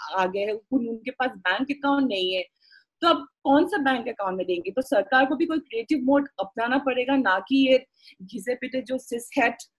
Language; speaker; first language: Hindi; non-native, local second language; Assamese